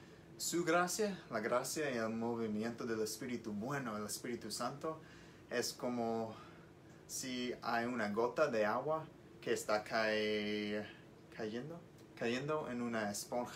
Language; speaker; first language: Spanish; non-native, learner; English